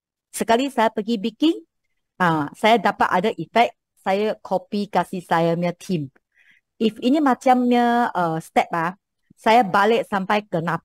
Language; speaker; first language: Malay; non-native, local second language; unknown